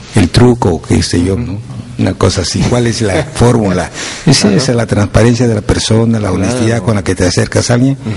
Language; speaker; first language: Spanish; native; Spanish